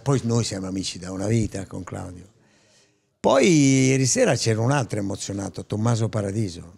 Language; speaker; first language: Italian; native; Italian